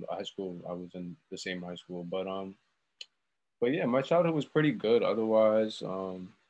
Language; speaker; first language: English; native; English